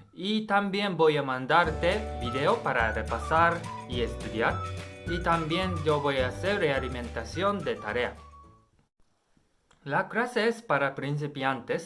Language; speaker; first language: Spanish; non-native, learner; Japanese